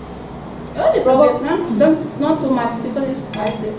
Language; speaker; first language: English; non-native, learner; Indonesian